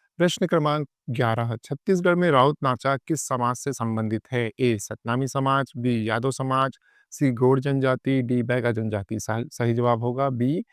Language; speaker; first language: Hindi; native; Hindi